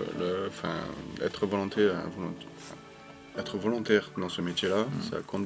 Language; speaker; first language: French; native; French